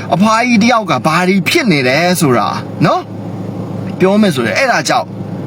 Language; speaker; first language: Burmese; non-native, local second language; Mon